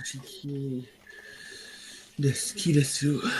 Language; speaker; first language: Japanese; non-native, learner; English